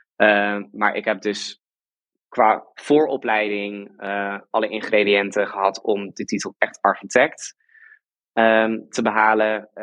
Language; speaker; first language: Dutch; native; Dutch